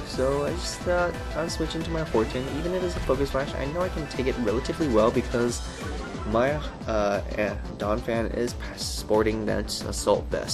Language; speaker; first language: English; native; English